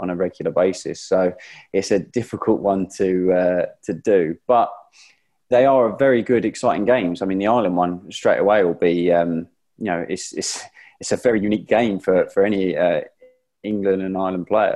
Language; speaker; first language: English; native; English